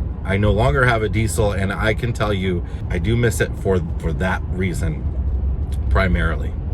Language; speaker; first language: English; native; English